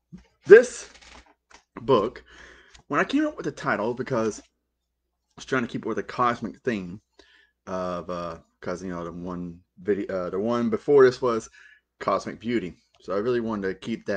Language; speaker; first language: English; native; English